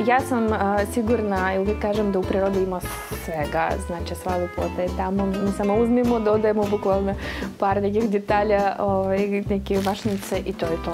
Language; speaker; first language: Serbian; non-native, fluent; Russian